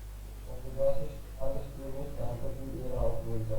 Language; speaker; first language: German; non-native, learner; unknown